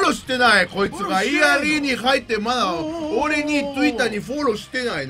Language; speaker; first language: Japanese; non-native, learner; Spanish